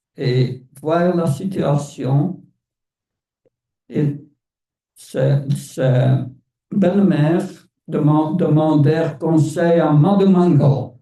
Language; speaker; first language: French; non-native, fluent; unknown